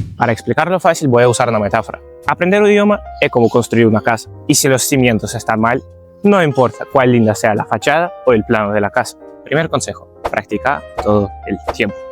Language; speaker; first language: Spanish; non-native, fluent; Ukrainian